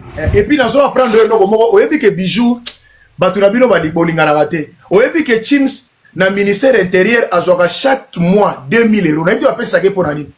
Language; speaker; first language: Lingala; non-native, local second language; Luba-Lulua